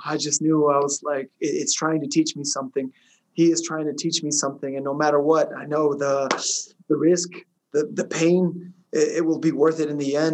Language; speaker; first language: English; early bilingual, other home language; Spanish